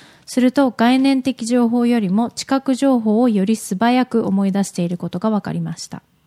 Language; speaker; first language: Japanese; native; Japanese